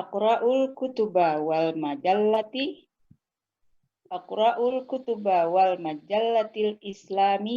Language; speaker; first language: Arabic; non-native, learner; Indonesian